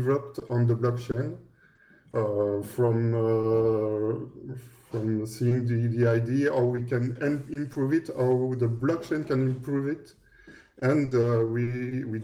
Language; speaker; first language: English; non-native, fluent; French